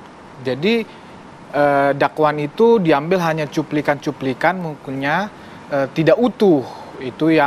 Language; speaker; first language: Indonesian; native; Indonesian